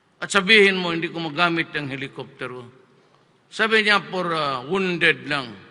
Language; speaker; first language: Filipino; non-native, local second language; Cebuano